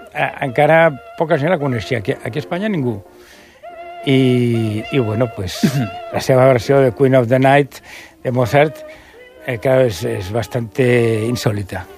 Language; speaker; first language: Catalan; non-native, local second language; Spanish